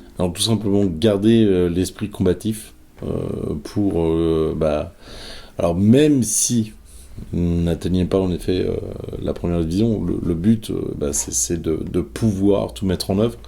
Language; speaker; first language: French; native; French